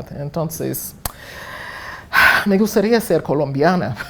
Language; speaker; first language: Spanish; non-native, fluent; English